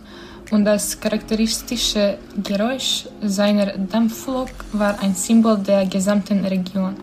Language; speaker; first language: German; non-native, learner; Bosnian